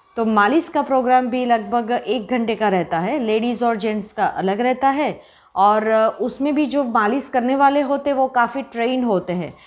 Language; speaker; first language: Hindi; non-native, local second language; Gujarati